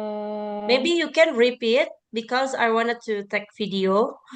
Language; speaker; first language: English; non-native, learner; Indonesian